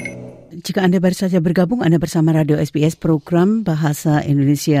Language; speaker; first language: Indonesian; native; Indonesian